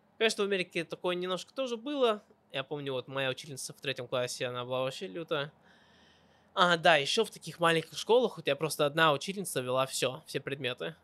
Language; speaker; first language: Russian; early bilingual, heritage; Russian